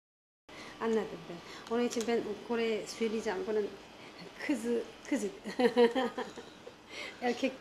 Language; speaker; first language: Turkish; non-native, learner; Korean